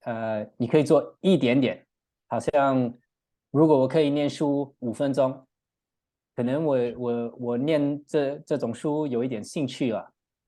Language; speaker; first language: Chinese; non-native, learner; English